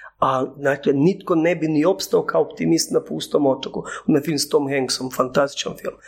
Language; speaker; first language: Croatian; native; Croatian